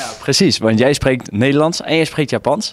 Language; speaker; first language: Dutch; native; Dutch